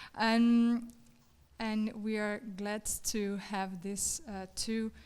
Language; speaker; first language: English; non-native, fluent; Slovenian